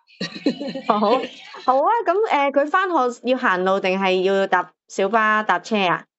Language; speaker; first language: Cantonese; native; Cantonese